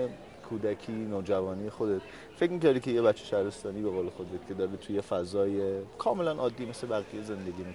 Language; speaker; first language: Persian; native; Persian